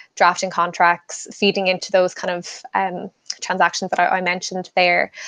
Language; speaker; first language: English; native; English